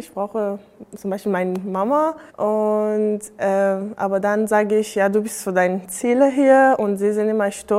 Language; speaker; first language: German; non-native, learner; Persian